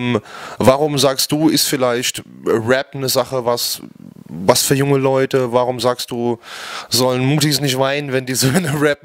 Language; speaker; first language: German; native; German